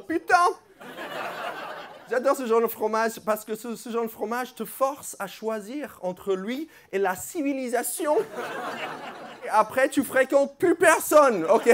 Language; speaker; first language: French; non-native, fluent; English